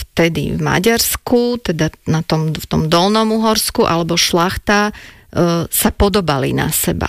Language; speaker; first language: Slovak; native; Slovak